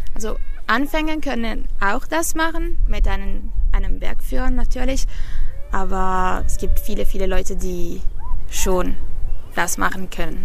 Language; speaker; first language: German; non-native, fluent; Italian